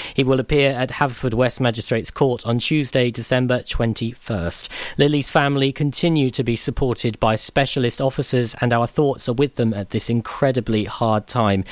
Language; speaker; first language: English; native; English